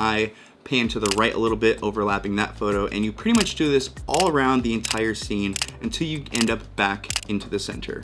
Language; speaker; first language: English; native; English